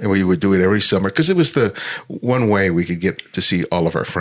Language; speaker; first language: English; native; English